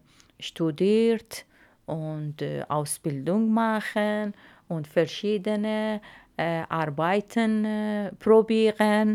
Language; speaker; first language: German; non-native, learner; Arabic